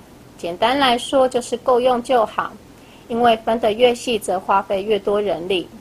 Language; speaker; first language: Chinese; native; Chinese